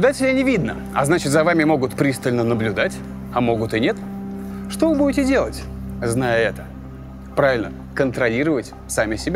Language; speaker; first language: Russian; native; Russian